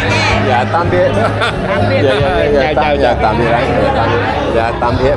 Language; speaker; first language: Vietnamese; non-native, learner; English